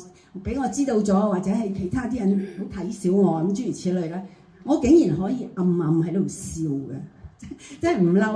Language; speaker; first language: Cantonese; native; Cantonese